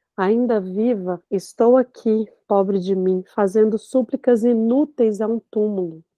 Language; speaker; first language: Portuguese; native; Portuguese